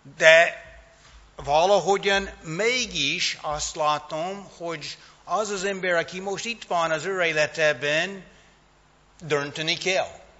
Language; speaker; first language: Hungarian; non-native, fluent; English